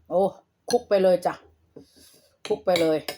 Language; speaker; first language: Thai; non-native, local second language; Lao